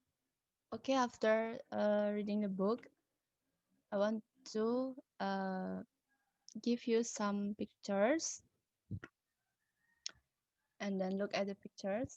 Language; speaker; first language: English; non-native, learner; Indonesian